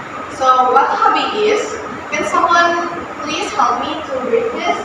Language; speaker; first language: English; non-native, fluent; Indonesian